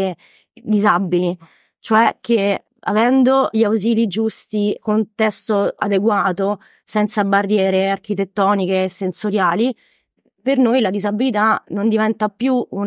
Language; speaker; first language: Italian; native; Italian